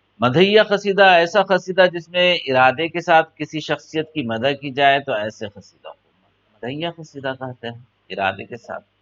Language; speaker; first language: Urdu; native; Urdu